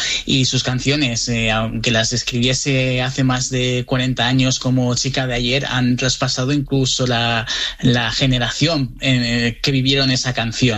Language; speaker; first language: Spanish; native; Spanish